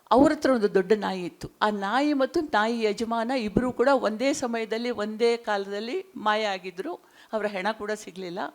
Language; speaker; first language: Kannada; non-native, local second language; Konkani